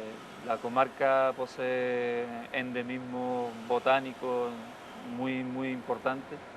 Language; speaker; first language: Spanish; native; Spanish